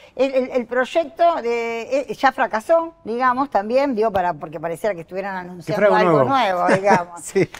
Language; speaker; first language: Spanish; native; Spanish